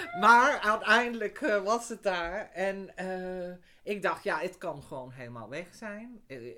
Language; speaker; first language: Dutch; non-native, fluent; English